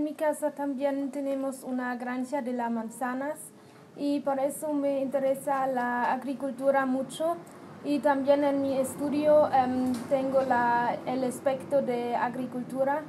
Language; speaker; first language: Spanish; non-native, learner; German